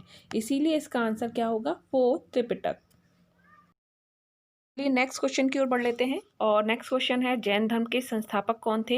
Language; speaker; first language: Hindi; native; Hindi